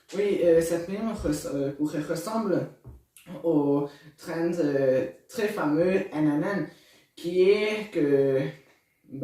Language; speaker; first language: French; non-native, learner; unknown